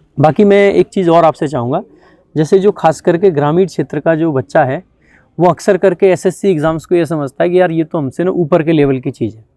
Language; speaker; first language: Hindi; native; Hindi